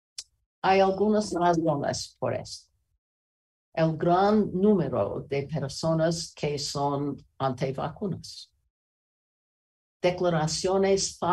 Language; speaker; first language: Spanish; non-native, learner; English